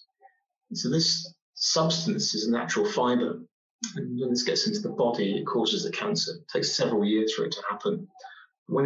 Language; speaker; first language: English; native; English